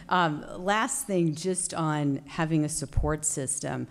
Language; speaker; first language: English; native; English